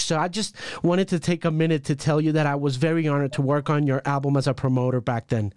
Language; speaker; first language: English; non-native, fluent; Spanish